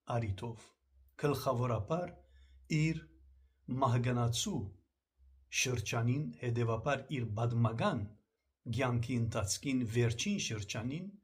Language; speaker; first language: Armenian; early bilingual, heritage; Armenian